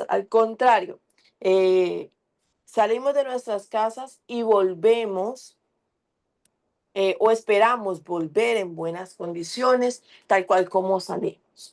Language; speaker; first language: Spanish; native; Spanish